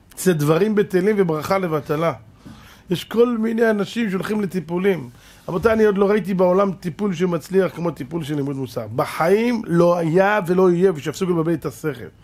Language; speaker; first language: Hebrew; native; Hebrew